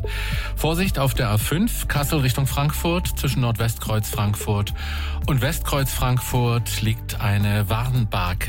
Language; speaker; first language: German; native; German